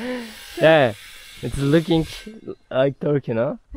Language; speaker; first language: English; non-native, learner; Turkish